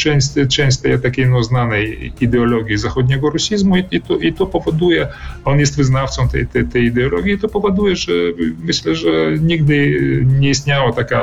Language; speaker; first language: Polish; early bilingual, heritage; Polish